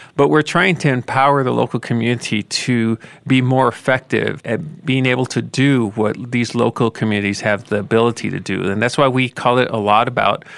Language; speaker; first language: English; native; English